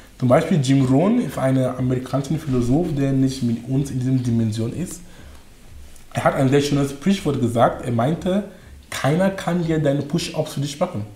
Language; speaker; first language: German; non-native, fluent; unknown